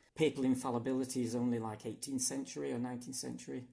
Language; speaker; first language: English; native; English